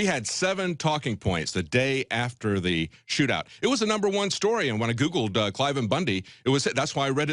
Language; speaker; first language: English; native; English